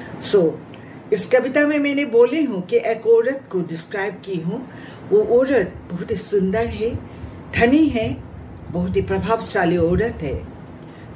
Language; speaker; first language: Hindi; non-native, local second language; Assamese